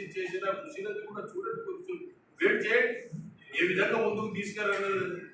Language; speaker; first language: Telugu; non-native, local second language; Lambadi